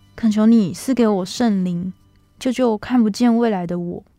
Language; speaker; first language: Chinese; native; Chinese